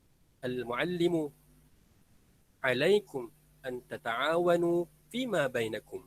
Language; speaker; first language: Arabic; non-native, learner; Malay